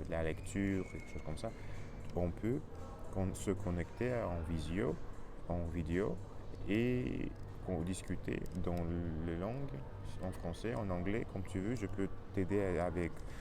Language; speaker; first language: French; non-native, learner; Russian